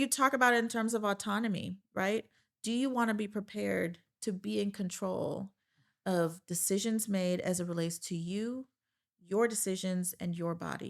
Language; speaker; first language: English; native; English